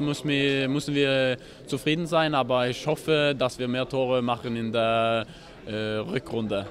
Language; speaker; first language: German; non-native, fluent; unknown